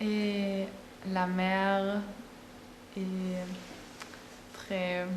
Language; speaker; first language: French; non-native, learner; German